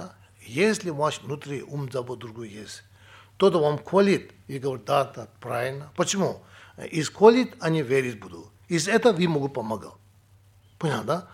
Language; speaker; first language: Russian; non-native, learner; Tibetan